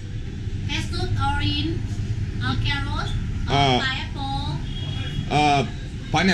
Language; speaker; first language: English; non-native, learner; Vietnamese